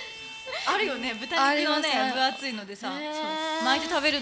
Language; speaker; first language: Japanese; native; Japanese